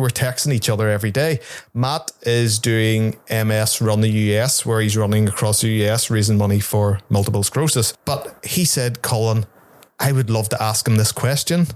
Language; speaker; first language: English; native; English